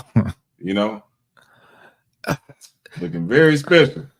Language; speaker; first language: English; native; English